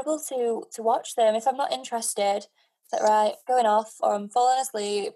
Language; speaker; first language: English; native; English